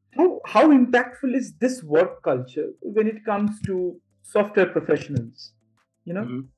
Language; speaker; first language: English; non-native, local second language; Bangla